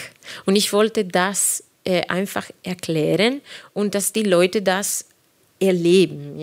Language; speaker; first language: German; non-native, fluent; Spanish